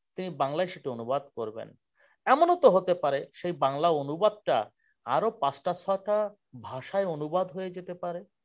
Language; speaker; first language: Bangla; native; Bangla